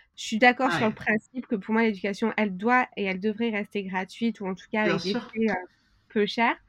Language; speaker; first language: French; native; French